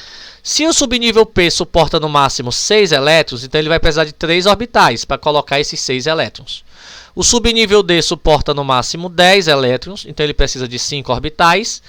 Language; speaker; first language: Portuguese; native; Portuguese